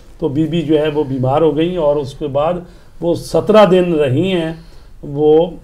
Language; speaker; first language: Urdu; native; Urdu